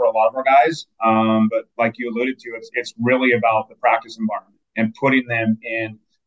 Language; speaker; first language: English; native; English